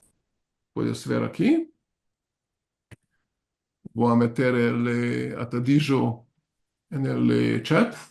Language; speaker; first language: Spanish; non-native, learner; Hungarian